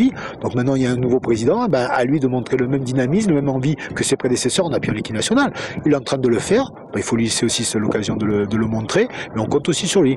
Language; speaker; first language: French; native; French